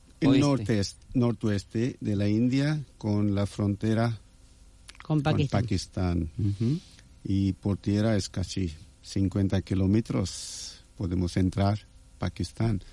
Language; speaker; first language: Spanish; non-native, fluent; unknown